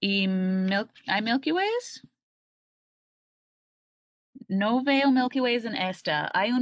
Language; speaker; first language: Spanish; non-native, learner; English